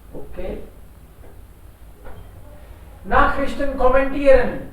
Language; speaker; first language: German; non-native, fluent; Hindi